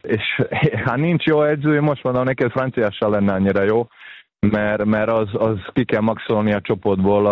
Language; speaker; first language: Hungarian; non-native, fluent; Serbian